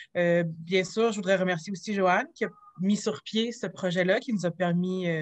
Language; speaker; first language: French; native; French